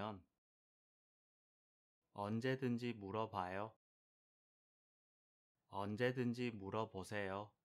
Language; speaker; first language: Korean; non-native, fluent; Vietnamese